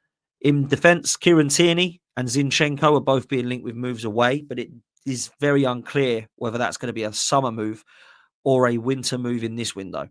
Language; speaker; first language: English; native; English